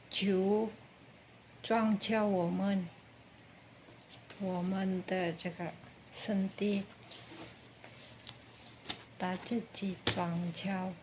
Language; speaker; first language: Chinese; non-native, learner; Indonesian